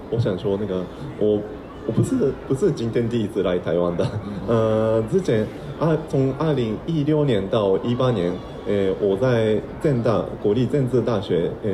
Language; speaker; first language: Chinese; non-native, fluent; Japanese